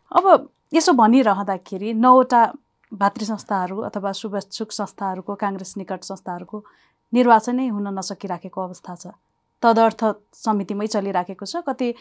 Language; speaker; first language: Nepali; native; Nepali